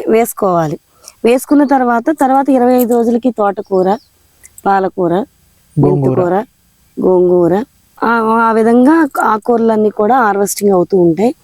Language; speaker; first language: Telugu; native; Telugu